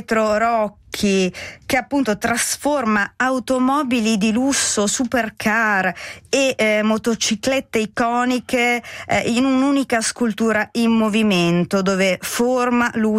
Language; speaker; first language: Italian; native; Italian